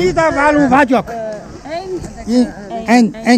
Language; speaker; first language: Hungarian; non-native, learner; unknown